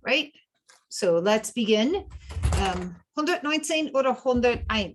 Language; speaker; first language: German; non-native, fluent; English